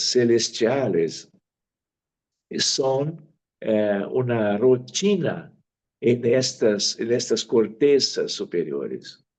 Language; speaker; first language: Spanish; non-native, fluent; Portuguese